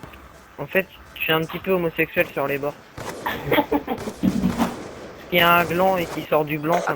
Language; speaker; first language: French; native; French